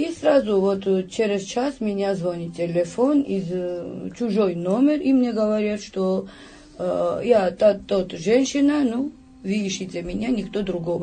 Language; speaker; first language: Russian; non-native, fluent; Georgian